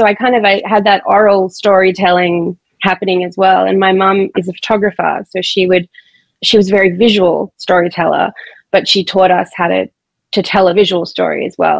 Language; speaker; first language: English; native; English